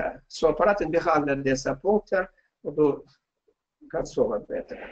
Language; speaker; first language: Swedish; non-native, fluent; Russian